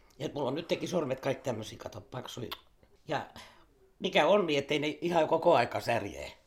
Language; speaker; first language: Finnish; native; Finnish